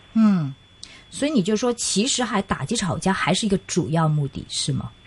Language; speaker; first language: Chinese; non-native, local second language; Cantonese